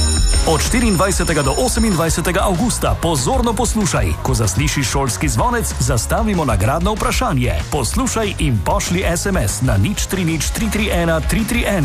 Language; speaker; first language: Slovenian; native; Slovenian